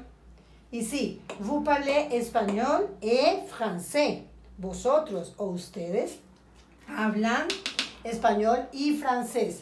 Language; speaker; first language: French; non-native, fluent; Spanish